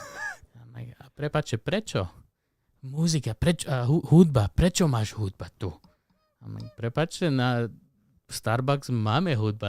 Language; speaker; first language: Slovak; non-native, learner; English